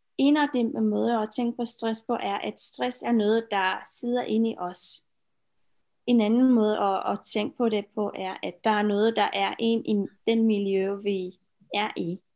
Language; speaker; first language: Danish; non-native, fluent; Romanian